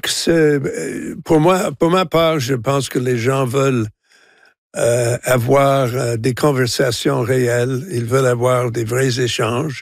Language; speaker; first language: French; non-native, local second language; English